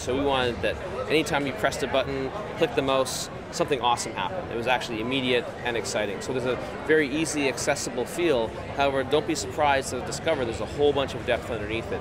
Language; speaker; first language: English; native; English